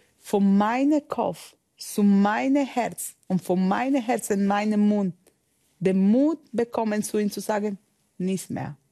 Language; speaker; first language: German; non-native, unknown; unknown